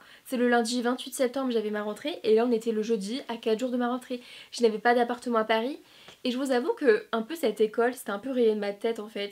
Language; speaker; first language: French; native; French